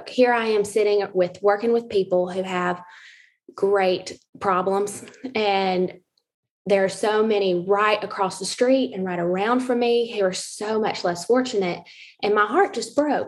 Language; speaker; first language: English; native; English